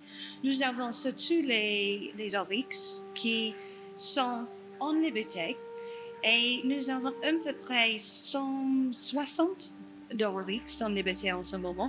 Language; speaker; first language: French; non-native, learner; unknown